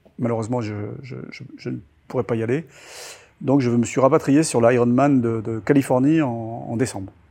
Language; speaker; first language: French; native; French